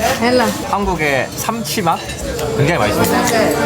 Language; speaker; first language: Korean; native; Korean